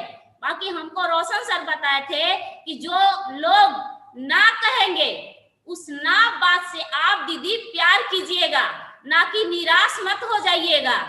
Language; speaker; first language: Hindi; non-native, local second language; Bhojpuri